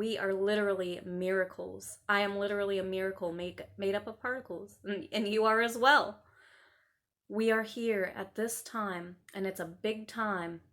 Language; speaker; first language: English; native; English